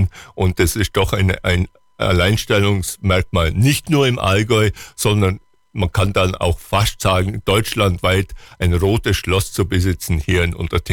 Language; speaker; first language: German; native; German